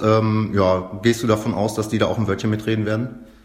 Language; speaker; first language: German; native; German